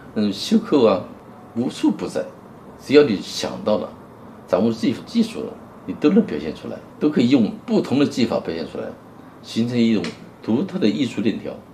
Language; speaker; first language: Chinese; native; Chinese